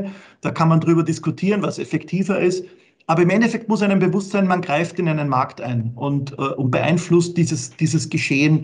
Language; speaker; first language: German; native; German